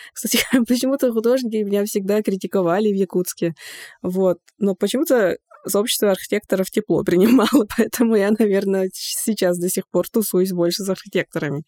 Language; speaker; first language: Russian; non-native, local second language; Yakut